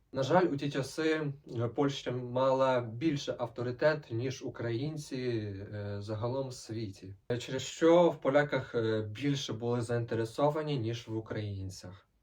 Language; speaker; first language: Ukrainian; native; Ukrainian